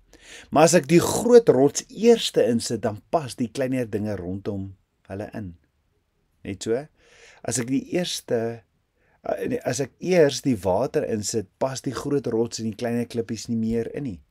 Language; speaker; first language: Afrikaans; native; Afrikaans